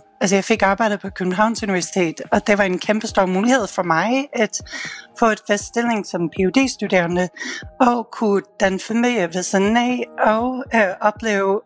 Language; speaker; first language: Danish; non-native, fluent; English